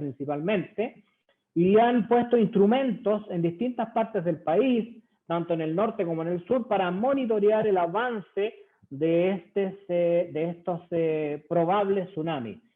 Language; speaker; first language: Spanish; native; Spanish